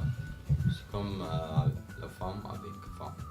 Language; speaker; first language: French; non-native, learner; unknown